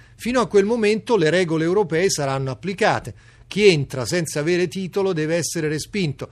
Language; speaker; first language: Italian; native; Italian